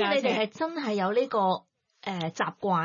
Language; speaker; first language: Cantonese; native; Cantonese